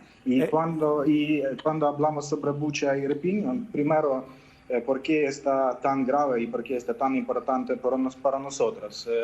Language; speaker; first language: Spanish; non-native, fluent; Ukrainian